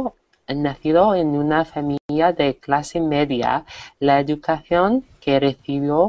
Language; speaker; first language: Spanish; non-native, learner; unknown